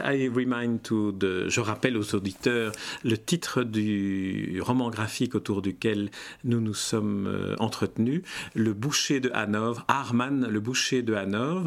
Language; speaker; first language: French; native; French